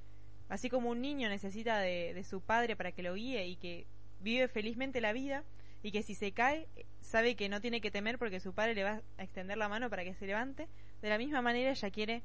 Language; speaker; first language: Spanish; native; Spanish